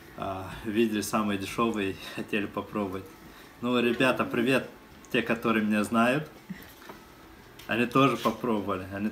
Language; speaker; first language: Russian; non-native, fluent; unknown